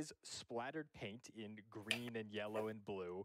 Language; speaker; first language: Japanese; non-native, learner; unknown